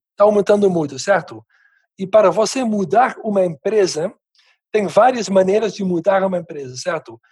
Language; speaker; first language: Portuguese; non-native, fluent; Dutch